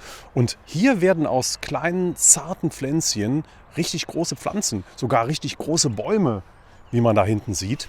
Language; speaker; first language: German; native; German